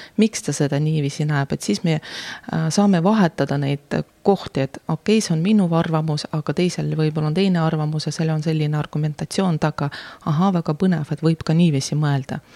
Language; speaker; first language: Estonian; non-native, local second language; Russian